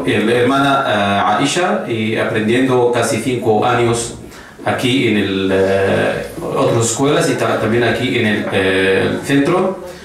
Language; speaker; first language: Spanish; non-native, fluent; Arabic